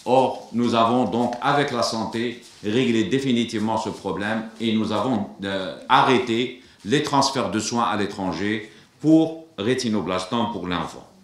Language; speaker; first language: French; non-native, local second language; Arabic